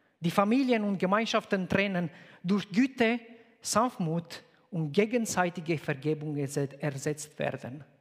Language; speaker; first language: German; non-native, fluent; Romanian